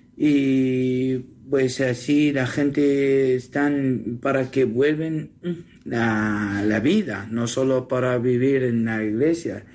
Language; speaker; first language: Spanish; non-native, learner; Assyrian Neo-Aramaic